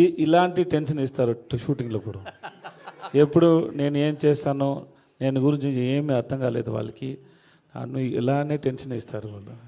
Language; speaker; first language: Telugu; non-native, learner; Tamil